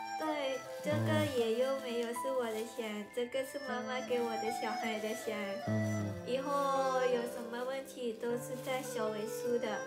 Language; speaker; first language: Chinese; non-native, learner; Lao